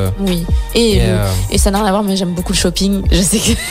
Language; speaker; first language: French; native; French